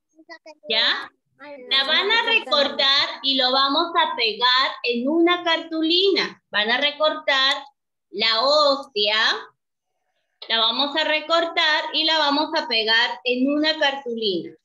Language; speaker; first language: Spanish; native; Spanish